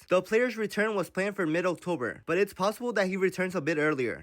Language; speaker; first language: English; native; English